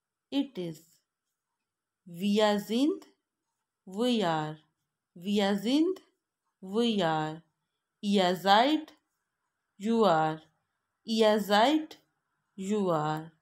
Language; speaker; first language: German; non-native, fluent; Urdu